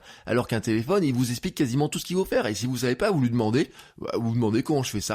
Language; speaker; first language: French; native; French